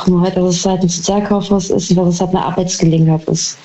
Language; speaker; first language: German; native; German